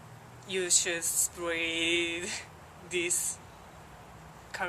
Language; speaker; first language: English; non-native, learner; Japanese